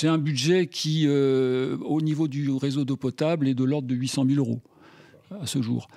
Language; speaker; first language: French; native; French